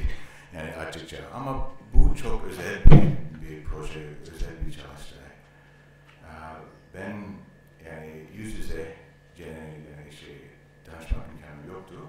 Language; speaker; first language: Turkish; non-native, learner; English